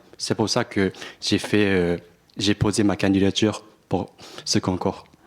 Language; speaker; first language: French; non-native, fluent; Japanese